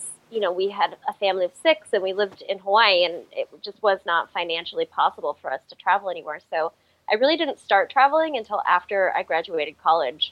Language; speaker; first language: English; native; English